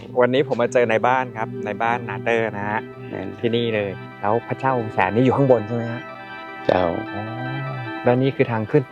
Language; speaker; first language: Thai; native; Thai